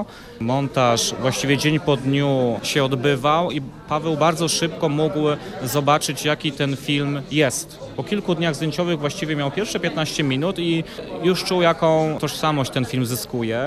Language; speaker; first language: Polish; native; Polish